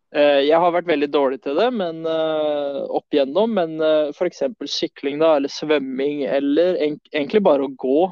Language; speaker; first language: Norwegian; early bilingual, other home language; Swedish